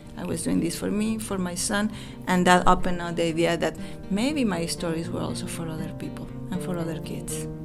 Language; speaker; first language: English; non-native, fluent; Spanish